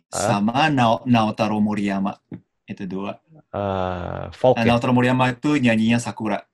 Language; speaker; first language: Indonesian; non-native, fluent; Japanese